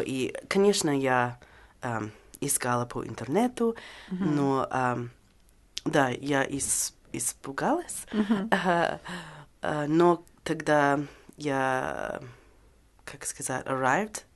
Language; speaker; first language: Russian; non-native, learner; English